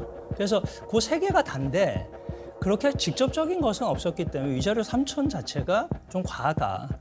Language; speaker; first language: Korean; native; Korean